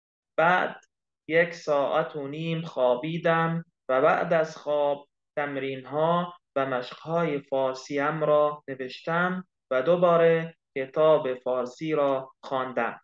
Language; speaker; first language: Persian; non-native, fluent; Arabic